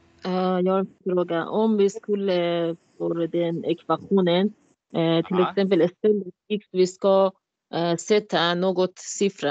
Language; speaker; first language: Swedish; non-native, learner; Arabic